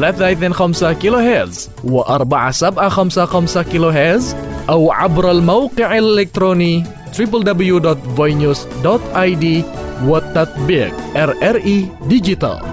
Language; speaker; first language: Arabic; non-native, fluent; Indonesian